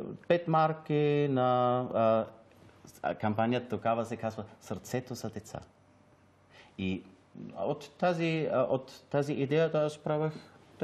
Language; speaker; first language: Bulgarian; non-native, learner; German